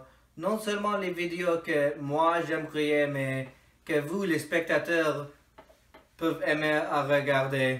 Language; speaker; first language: French; non-native, fluent; English